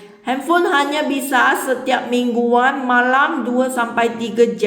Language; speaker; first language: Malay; non-native, local second language; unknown